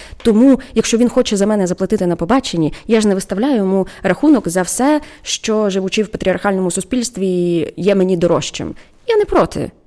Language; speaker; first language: Ukrainian; native; Ukrainian